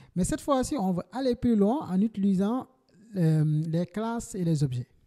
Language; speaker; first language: French; non-native, local second language; Wolof